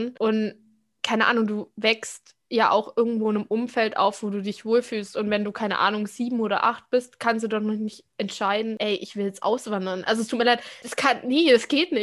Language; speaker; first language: German; native; German